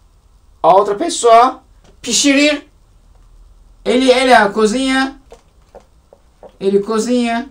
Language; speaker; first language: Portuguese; non-native, learner; Turkish